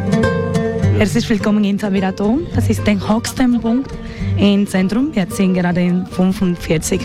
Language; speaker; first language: German; non-native, learner; Spanish